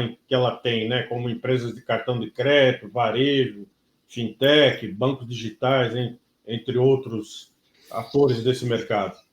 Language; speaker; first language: Portuguese; native; Portuguese